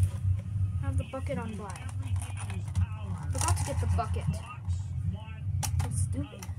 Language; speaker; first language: English; native; English